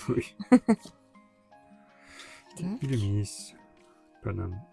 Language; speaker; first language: French; native; French